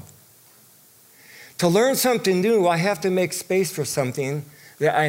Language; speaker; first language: English; native; English